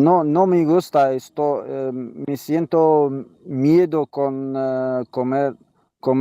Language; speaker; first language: Spanish; non-native, learner; Arabic